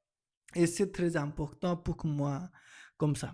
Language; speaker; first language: French; non-native, learner; Nepali